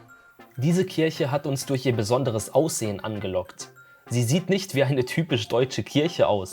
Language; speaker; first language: German; native; German